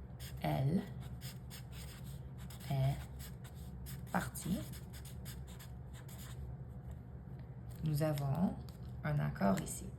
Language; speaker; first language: French; non-native, fluent; English